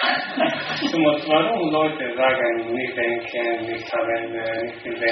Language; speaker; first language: German; non-native, learner; Slovenian